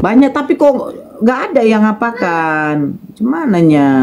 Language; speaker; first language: Indonesian; native; Indonesian